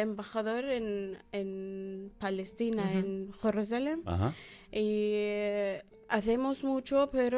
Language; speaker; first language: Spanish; non-native, learner; Arabic